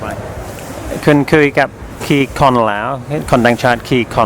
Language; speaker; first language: Thai; non-native, fluent; English